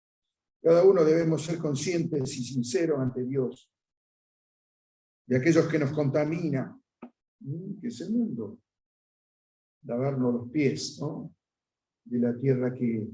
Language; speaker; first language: Spanish; native; Spanish